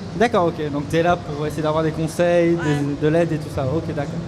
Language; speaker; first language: French; native; French